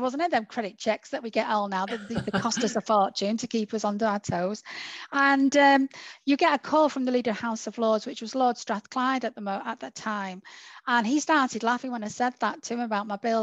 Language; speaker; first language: English; native; English